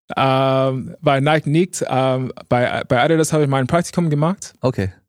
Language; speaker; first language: German; non-native, fluent; English